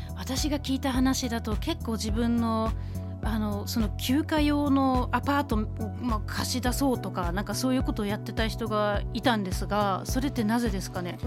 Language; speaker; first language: Japanese; non-native, fluent; German